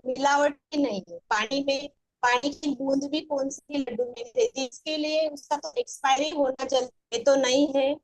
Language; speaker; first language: Hindi; non-native, local second language; Marathi